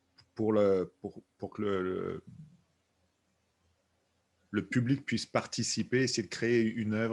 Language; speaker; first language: French; native; French